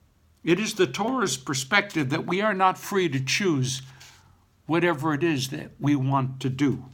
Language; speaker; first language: English; native; English